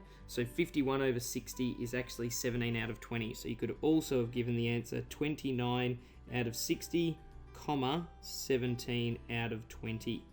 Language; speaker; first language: English; native; English